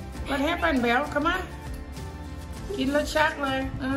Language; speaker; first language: English; non-native, learner; Thai